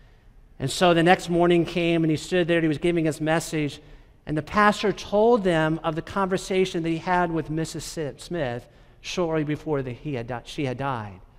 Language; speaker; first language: English; native; English